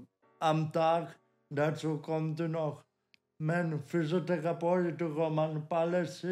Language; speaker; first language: German; non-native, learner; Polish